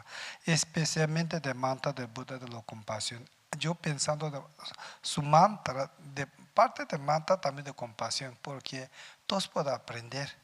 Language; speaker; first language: Spanish; non-native, learner; Tibetan